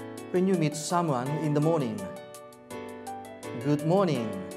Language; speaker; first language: English; non-native, fluent; Japanese